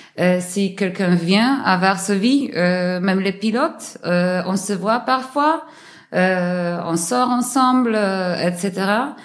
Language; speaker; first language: French; non-native, learner; Polish